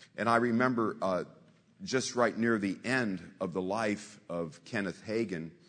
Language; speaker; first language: English; native; English